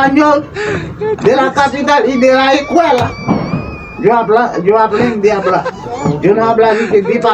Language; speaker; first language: Spanish; non-native, learner; Haitian Creole